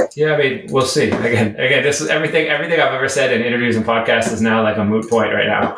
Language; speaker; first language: English; native; English